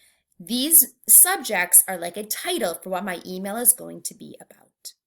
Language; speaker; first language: English; native; English